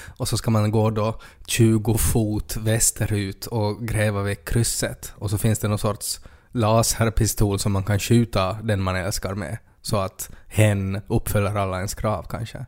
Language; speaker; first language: Swedish; native; Swedish